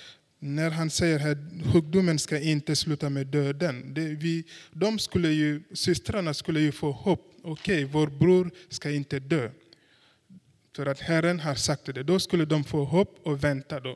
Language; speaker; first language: Swedish; non-native, fluent; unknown